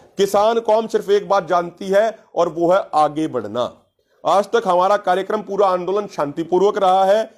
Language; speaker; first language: Hindi; native; Hindi